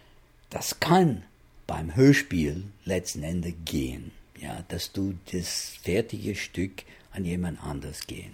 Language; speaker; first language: German; non-native, fluent; English